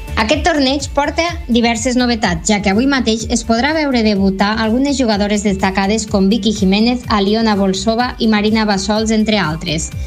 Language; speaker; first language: Catalan; native; Catalan